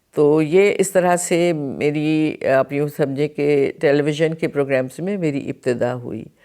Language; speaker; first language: Urdu; non-native, local second language; Sindhi